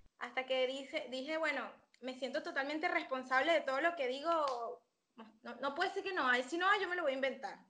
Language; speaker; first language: Spanish; native; Spanish